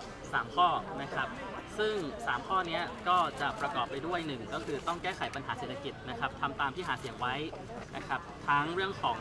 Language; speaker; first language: Thai; native; Thai